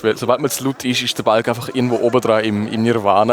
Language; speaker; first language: German; native; German